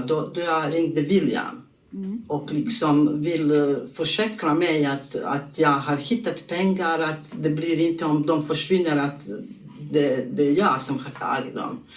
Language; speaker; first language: Swedish; non-native, learner; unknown